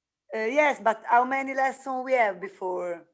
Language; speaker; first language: English; non-native, learner; Italian